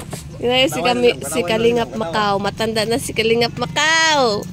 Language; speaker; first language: Filipino; non-native, local second language; Cebuano